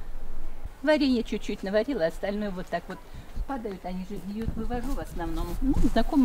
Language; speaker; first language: Russian; native; Russian